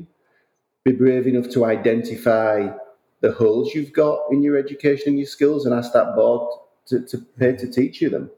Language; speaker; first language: English; native; English